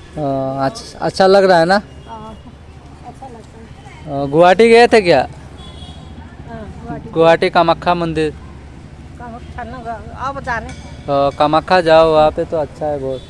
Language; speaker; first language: Hindi; non-native, local second language; Bangla